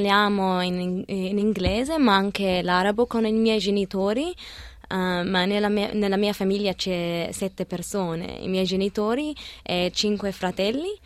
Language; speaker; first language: Italian; non-native, learner; Arabic